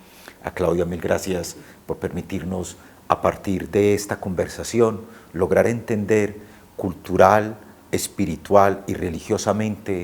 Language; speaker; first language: Spanish; native; Spanish